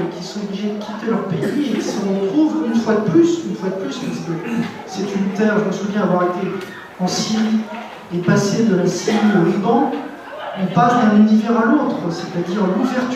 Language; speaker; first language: French; native; French